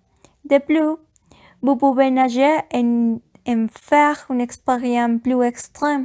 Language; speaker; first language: French; non-native, learner; Spanish